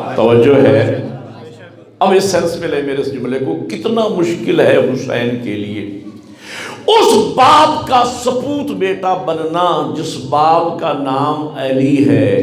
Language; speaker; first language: Urdu; non-native, local second language; Punjabi